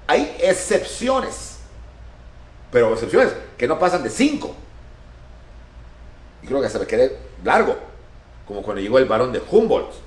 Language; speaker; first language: Spanish; native; Spanish